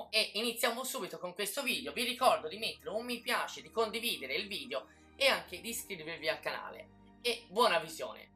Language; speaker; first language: Italian; native; Italian